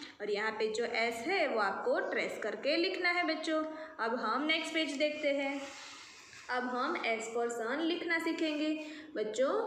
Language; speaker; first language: Hindi; non-native, local second language; Gujarati